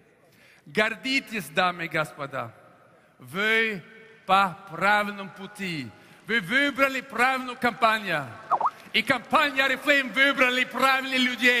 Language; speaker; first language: Russian; non-native, fluent; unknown